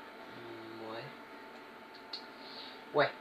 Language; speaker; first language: French; native; French